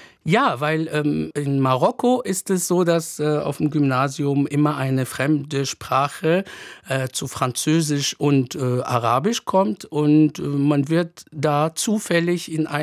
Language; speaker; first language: German; non-native, fluent; Arabic